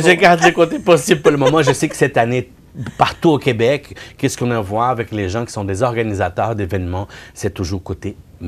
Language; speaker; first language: French; non-native, fluent; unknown